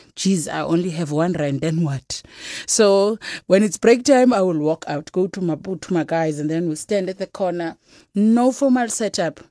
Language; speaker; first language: English; non-native, local second language; Xhosa